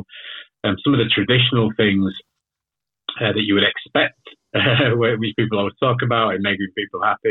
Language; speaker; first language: English; native; English